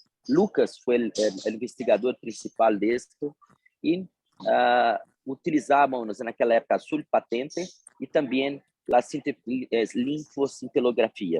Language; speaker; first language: Spanish; non-native, fluent; Portuguese